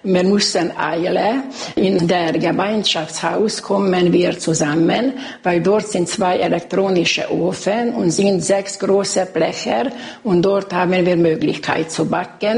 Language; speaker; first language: German; non-native, local second language; Hungarian